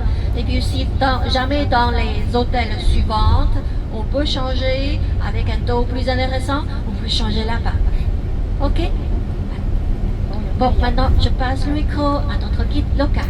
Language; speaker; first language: French; non-native, fluent; Chinese